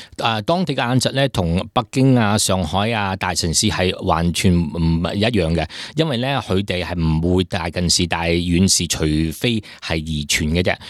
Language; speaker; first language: Cantonese; early bilingual, heritage; Cantonese